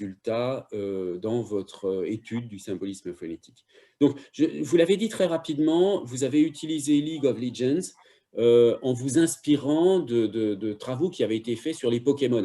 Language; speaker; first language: French; native; French